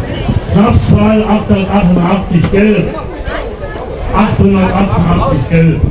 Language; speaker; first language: German; native; German